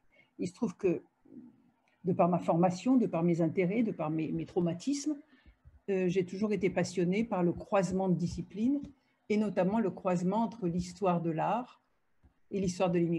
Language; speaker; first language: French; native; French